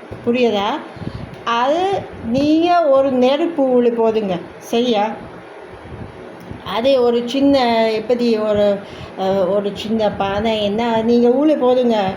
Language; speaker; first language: Tamil; non-native, learner; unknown